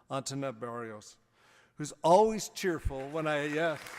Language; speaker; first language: English; native; English